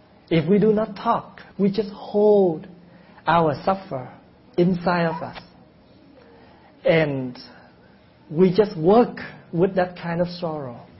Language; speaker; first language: English; non-native, fluent; Vietnamese